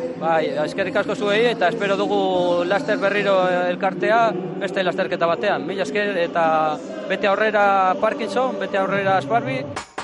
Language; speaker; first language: Basque; non-native, local second language; Spanish